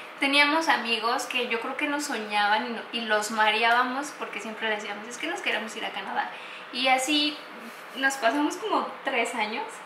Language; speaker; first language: Spanish; native; Spanish